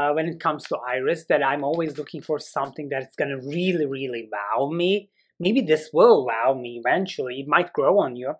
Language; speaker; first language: English; non-native, fluent; Turkish